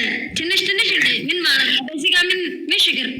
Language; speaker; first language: Amharic; non-native, learner; Somali